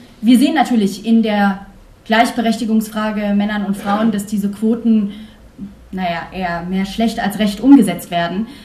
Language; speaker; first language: German; early bilingual, other home language; Persian